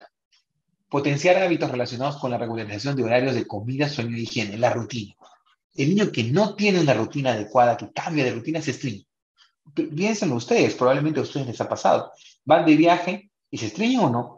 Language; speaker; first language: Spanish; native; Spanish